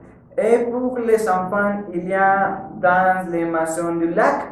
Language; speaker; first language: French; non-native, learner; Spanish